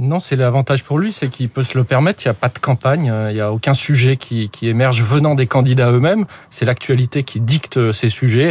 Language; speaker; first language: French; native; French